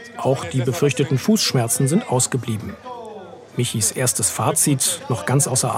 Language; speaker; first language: German; native; German